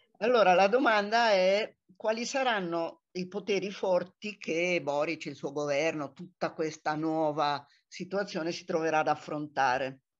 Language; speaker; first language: Italian; native; Italian